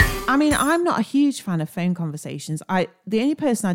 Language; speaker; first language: English; native; English